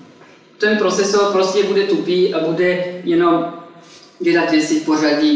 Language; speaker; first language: Czech; non-native, fluent; French